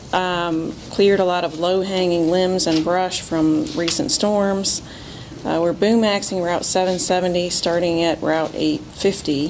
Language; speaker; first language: English; native; English